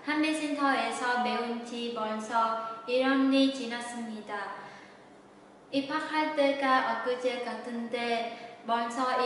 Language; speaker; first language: Korean; non-native, learner; Vietnamese